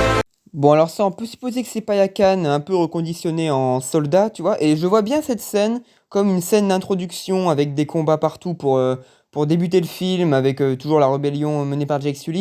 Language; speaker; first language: French; native; French